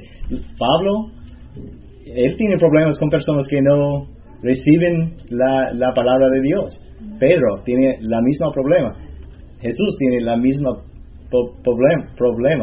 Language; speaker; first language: Spanish; non-native, learner; English